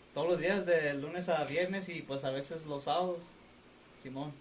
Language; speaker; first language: Spanish; early bilingual, heritage; Spanish